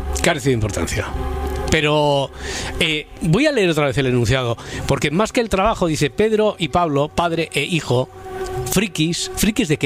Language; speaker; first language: Spanish; native; Spanish